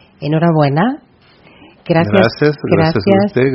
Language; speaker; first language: Spanish; native; Spanish